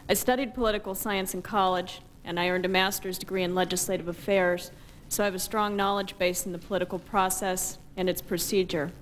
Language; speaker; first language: English; native; English